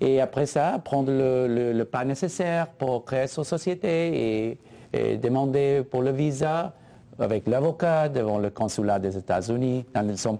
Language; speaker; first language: French; non-native, fluent; Spanish